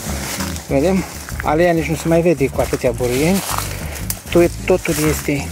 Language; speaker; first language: Romanian; native; Romanian